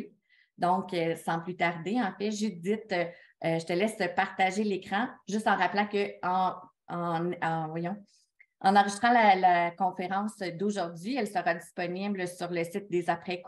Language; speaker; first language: French; native; French